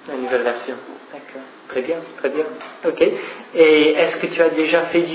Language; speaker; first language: French; non-native, fluent; English